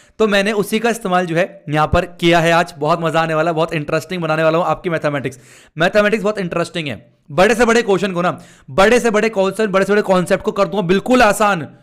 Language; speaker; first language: Hindi; native; Hindi